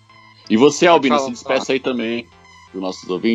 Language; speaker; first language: Portuguese; native; Portuguese